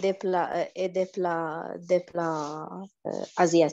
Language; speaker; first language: French; non-native, learner; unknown